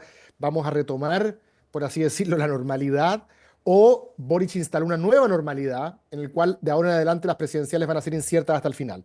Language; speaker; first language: Spanish; native; Spanish